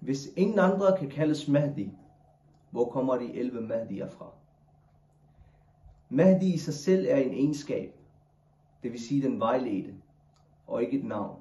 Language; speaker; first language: Danish; non-native, local second language; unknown